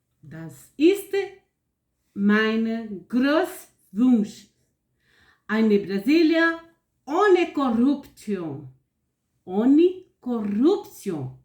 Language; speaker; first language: German; non-native, learner; Portuguese